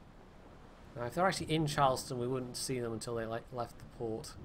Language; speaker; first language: English; native; English